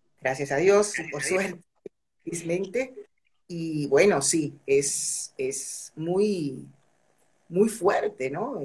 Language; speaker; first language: Spanish; native; Spanish